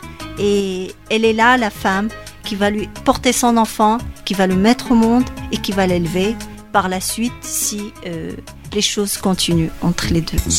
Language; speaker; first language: French; non-native, local second language; Arabic